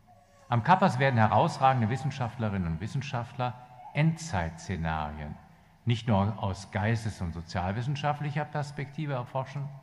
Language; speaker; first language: German; native; German